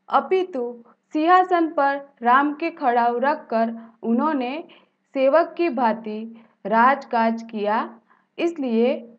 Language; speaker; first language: Hindi; non-native, local second language; Gujarati